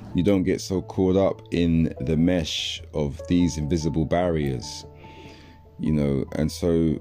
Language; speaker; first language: English; native; English